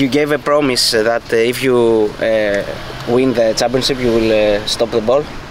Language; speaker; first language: English; non-native, learner; Greek